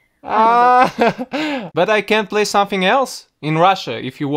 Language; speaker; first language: English; non-native, learner; Russian